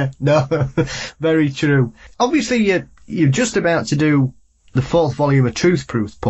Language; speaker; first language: English; native; English